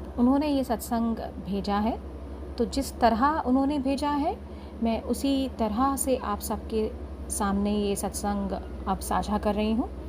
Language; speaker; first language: Hindi; native; Hindi